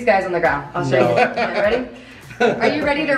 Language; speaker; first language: English; native; English